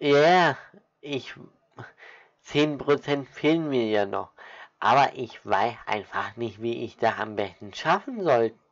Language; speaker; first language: German; native; German